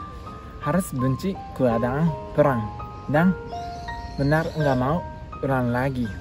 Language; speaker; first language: Indonesian; non-native, learner; Japanese